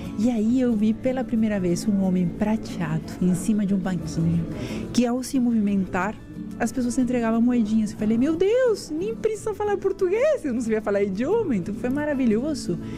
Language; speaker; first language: Portuguese; non-native, fluent; Spanish